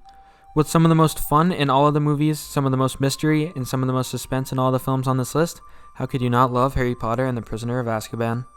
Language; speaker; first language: English; native; English